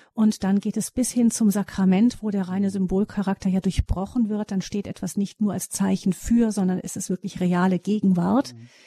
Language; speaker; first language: German; native; German